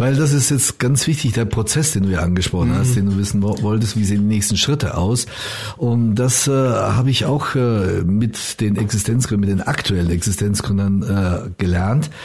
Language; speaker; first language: German; native; German